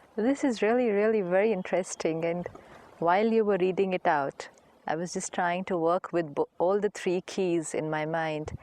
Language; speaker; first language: English; non-native, local second language; Hindi